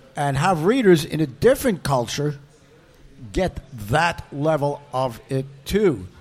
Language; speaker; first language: English; native; English